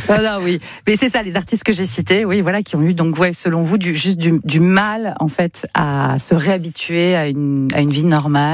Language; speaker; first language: French; native; French